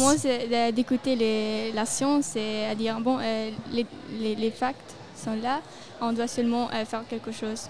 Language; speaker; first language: French; non-native, local second language; Italian